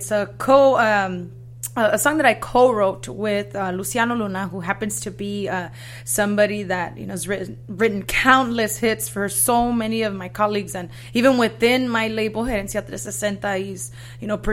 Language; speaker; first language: English; native; English